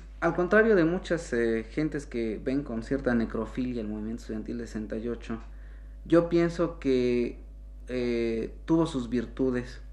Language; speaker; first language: Spanish; native; Spanish